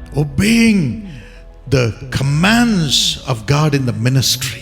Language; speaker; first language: English; non-native, local second language; Tamil